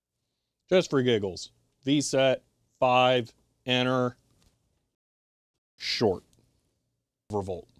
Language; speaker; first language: English; native; English